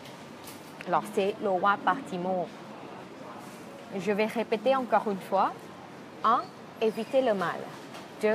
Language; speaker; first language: French; non-native, fluent; Thai